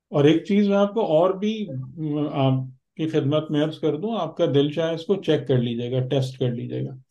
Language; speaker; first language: Urdu; native; Urdu